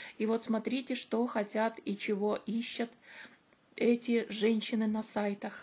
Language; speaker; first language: Russian; native; Russian